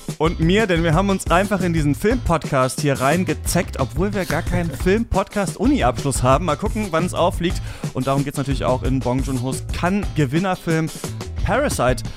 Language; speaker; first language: German; native; German